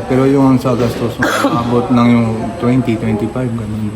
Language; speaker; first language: Filipino; non-native, learner; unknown